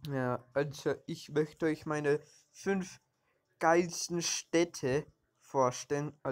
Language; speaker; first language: German; early bilingual, other home language; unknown